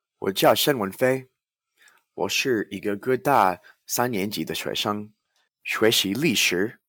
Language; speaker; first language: Chinese; non-native, learner; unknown